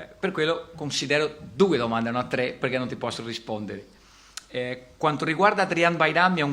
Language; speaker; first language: Italian; non-native, fluent; Portuguese